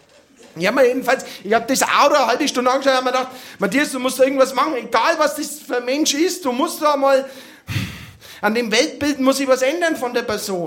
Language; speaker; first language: German; native; German